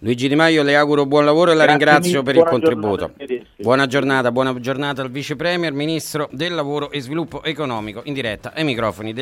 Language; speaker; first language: Italian; native; Italian